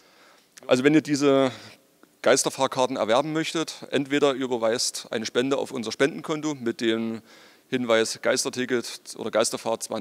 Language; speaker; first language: German; native; German